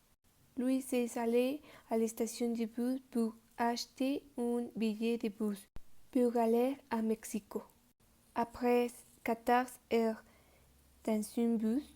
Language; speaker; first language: French; non-native, learner; Spanish